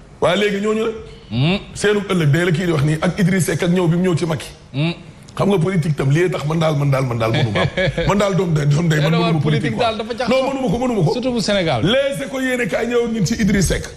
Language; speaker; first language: Wolof; native; Wolof